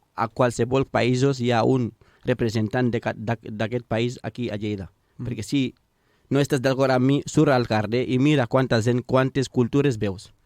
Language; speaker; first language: Catalan; non-native, fluent; Fula